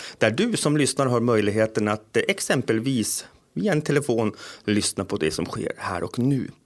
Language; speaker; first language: Swedish; native; Swedish